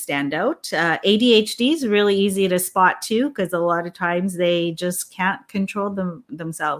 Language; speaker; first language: English; non-native, local second language; Filipino